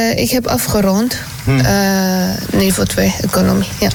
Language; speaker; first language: Dutch; non-native, learner; Arabic